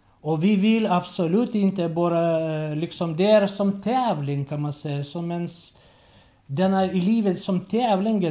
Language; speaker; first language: Swedish; non-native, learner; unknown